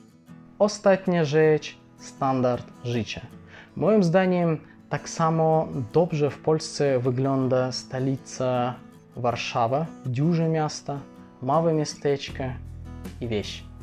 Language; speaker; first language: Polish; non-native, fluent; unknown